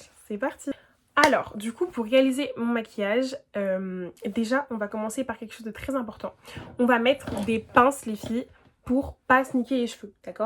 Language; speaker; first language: French; native; French